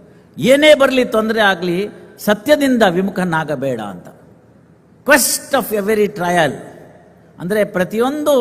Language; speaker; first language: Kannada; native; Kannada